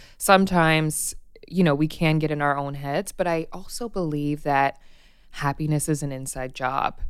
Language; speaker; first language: English; native; English